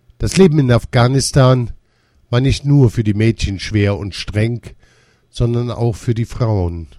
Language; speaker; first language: German; non-native, fluent; Persian